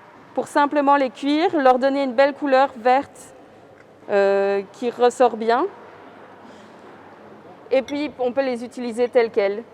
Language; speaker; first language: French; native; French